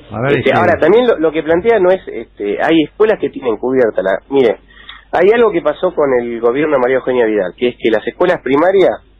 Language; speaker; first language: Spanish; native; Spanish